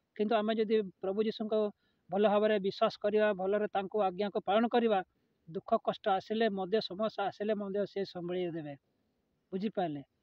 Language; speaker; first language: Odia; non-native, local second language; Santali